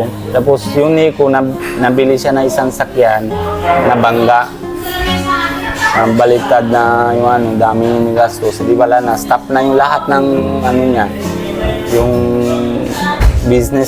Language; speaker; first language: Filipino; non-native, learner; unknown